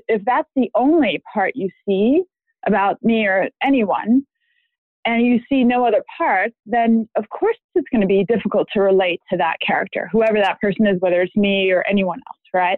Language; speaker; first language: English; non-native, fluent; German